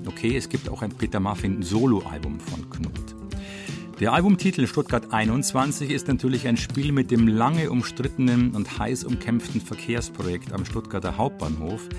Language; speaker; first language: German; native; German